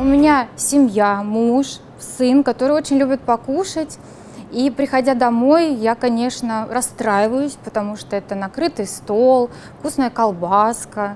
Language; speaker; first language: Russian; native; Russian